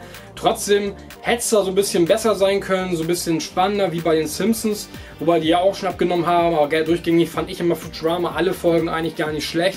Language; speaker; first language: German; native; German